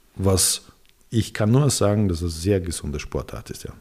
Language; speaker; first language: German; non-native, fluent; Serbian